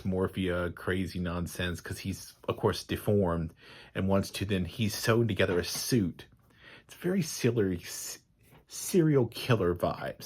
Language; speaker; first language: English; native; English